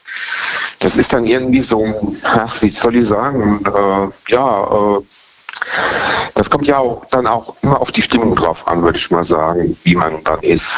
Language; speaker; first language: German; native; German